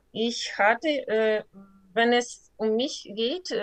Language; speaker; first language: German; non-native, learner; Ukrainian